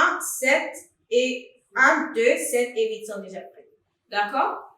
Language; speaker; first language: French; non-native, fluent; English